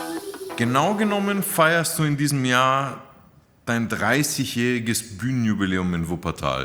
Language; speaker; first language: German; native; German